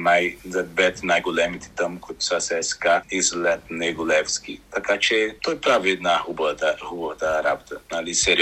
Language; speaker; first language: Bulgarian; non-native, learner; Portuguese